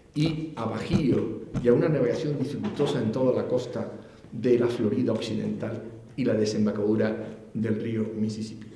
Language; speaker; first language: Spanish; native; Spanish